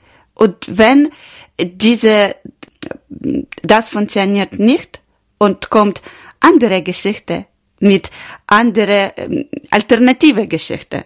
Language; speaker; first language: German; non-native, learner; Ukrainian